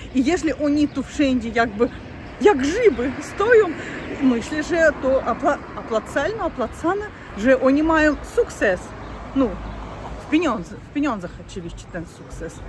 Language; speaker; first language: Polish; non-native, learner; Russian